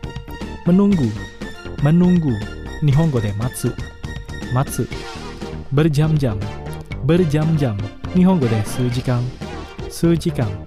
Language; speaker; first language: Japanese; non-native, fluent; Indonesian